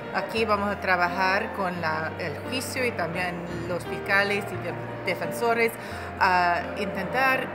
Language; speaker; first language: Spanish; non-native, fluent; English